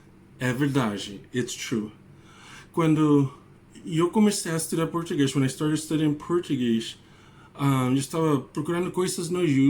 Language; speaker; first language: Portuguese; non-native, learner; English